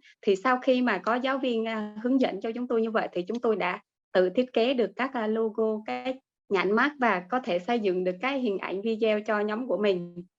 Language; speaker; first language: Vietnamese; native; Vietnamese